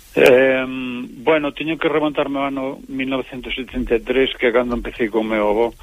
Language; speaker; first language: Galician; native; Galician